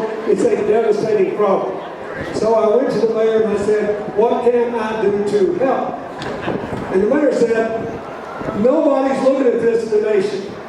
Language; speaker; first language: English; native; English